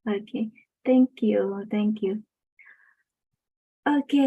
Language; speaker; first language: English; non-native, local second language; Indonesian